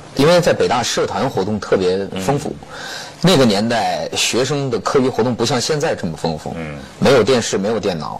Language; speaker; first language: Chinese; native; Chinese